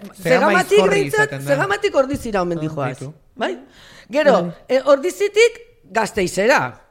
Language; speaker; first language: Basque; native; Basque